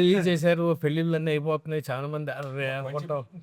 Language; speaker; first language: Telugu; native; Telugu